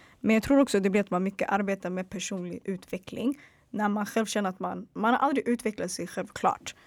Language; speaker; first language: Swedish; early bilingual, other home language; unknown